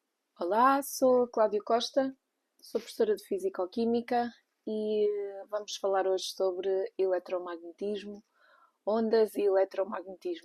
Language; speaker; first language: Portuguese; native; Portuguese